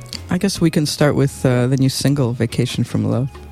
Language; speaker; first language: English; early bilingual, other home language; Russian